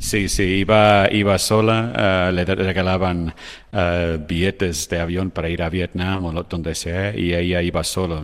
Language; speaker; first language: Spanish; non-native, fluent; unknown